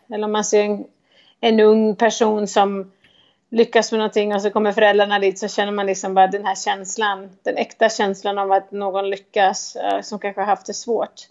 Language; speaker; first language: Swedish; native; Swedish